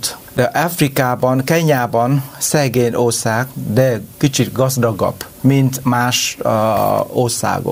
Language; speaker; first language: Hungarian; non-native, learner; Vietnamese